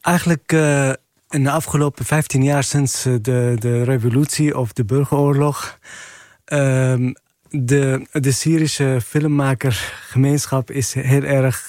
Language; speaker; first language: Dutch; non-native, fluent; Arabic